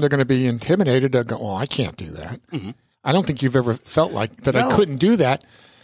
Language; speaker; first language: English; early bilingual, other home language; Italian